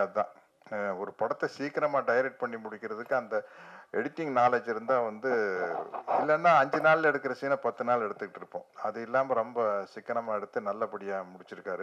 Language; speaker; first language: Tamil; native; Tamil